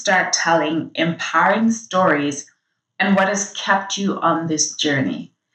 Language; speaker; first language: English; non-native, local second language; Shona